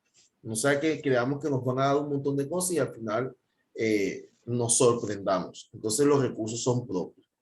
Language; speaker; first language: Spanish; native; Spanish